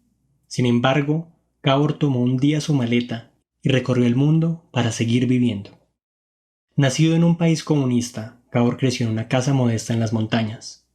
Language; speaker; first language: Spanish; native; Spanish